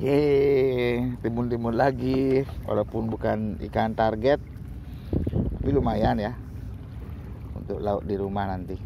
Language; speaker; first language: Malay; non-native, local second language; Balinese